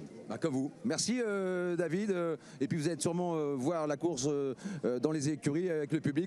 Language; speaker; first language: French; native; French